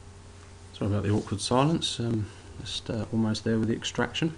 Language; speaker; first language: English; native; English